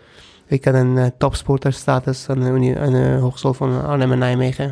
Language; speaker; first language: Dutch; non-native, fluent; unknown